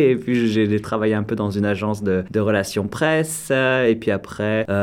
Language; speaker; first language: French; native; French